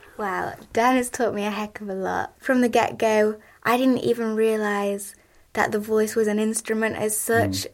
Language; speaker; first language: English; native; English